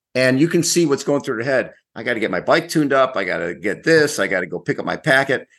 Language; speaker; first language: English; native; English